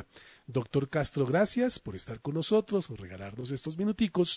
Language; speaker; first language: Spanish; native; Spanish